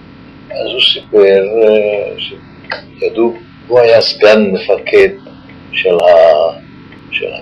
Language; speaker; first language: Hebrew; non-native, fluent; Yiddish